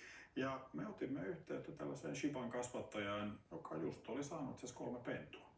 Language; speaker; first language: Finnish; native; Finnish